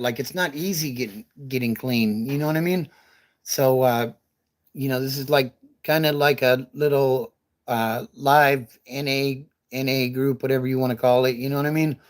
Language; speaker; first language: English; native; English